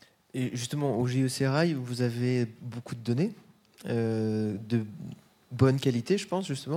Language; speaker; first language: French; native; French